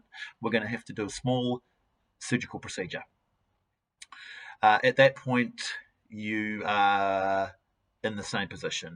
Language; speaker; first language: English; native; English